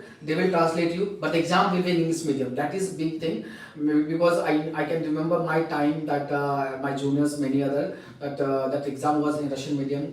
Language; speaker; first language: English; non-native, local second language; Hindi